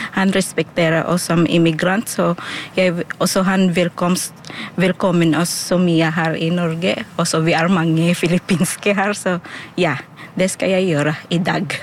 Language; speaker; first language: Norwegian; non-native, learner; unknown